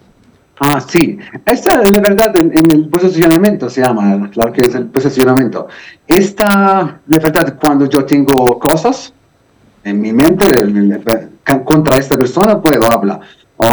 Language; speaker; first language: Spanish; non-native, learner; Arabic